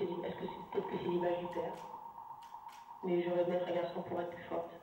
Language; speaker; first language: French; native; French